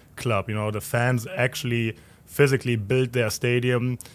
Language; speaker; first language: English; non-native, fluent; German